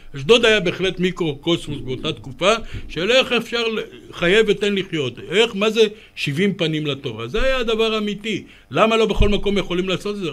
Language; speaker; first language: Hebrew; early bilingual, other home language; Romanian